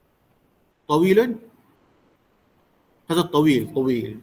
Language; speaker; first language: Arabic; non-native, fluent; Malay